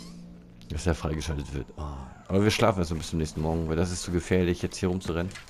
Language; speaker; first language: German; native; German